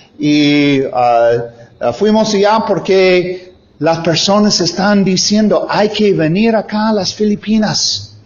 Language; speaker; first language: Spanish; non-native, fluent; English